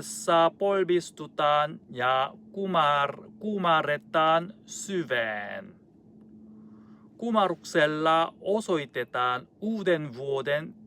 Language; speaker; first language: Finnish; non-native, learner; Korean